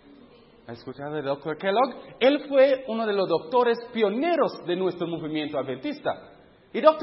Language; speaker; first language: Spanish; non-native, fluent; English